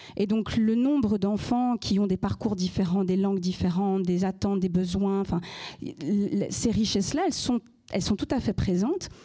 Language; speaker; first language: French; native; French